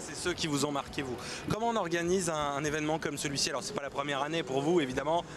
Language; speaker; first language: French; native; French